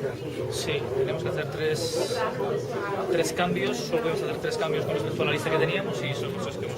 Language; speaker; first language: Spanish; native; Spanish